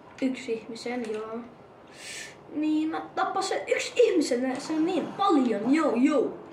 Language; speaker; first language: Finnish; early bilingual, other home language; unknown